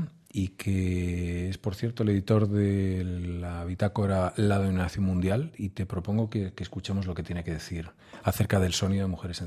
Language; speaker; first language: Spanish; native; Spanish